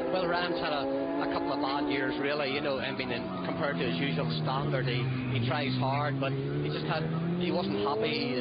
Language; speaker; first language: English; native; English